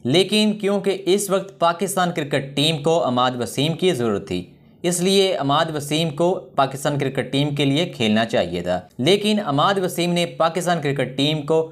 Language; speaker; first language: Urdu; non-native, local second language; Punjabi